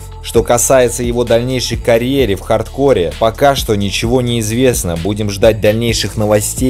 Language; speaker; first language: Russian; native; Russian